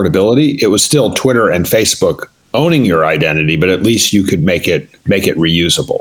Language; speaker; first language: English; native; English